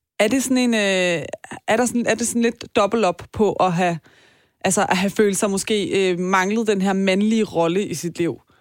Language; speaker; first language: Danish; early bilingual, other home language; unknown